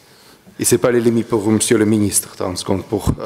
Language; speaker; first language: French; non-native, fluent; Russian